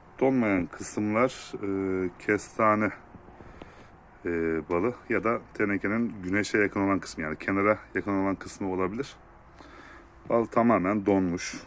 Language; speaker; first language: Turkish; native; Turkish